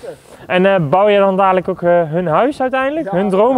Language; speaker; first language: Dutch; native; Dutch